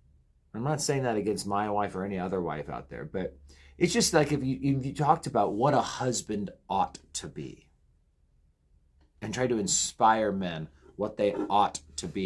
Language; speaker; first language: English; native; English